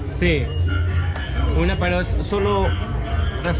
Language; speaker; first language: Spanish; native; Spanish